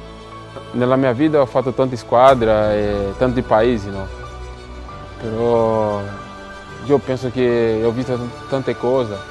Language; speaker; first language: Italian; non-native, fluent; Portuguese